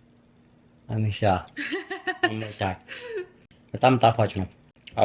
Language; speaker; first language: Amharic; non-native, learner; Arabic